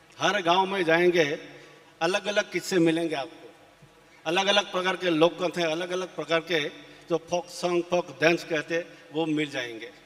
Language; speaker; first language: Hindi; non-native, local second language; Assamese